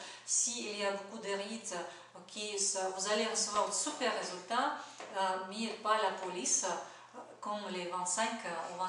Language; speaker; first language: French; non-native, fluent; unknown